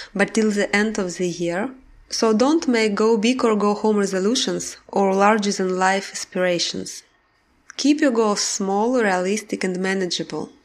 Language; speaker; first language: English; non-native, fluent; Russian